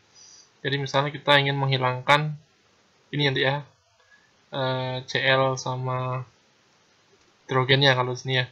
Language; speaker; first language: Indonesian; native; Indonesian